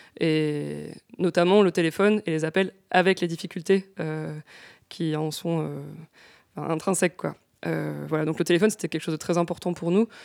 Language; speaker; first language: French; native; French